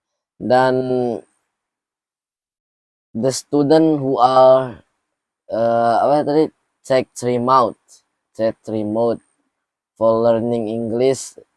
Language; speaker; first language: English; non-native, learner; Indonesian